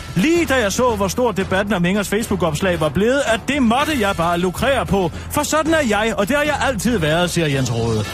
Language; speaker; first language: Danish; native; Danish